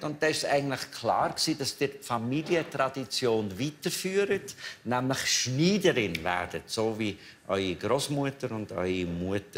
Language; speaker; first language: German; native; German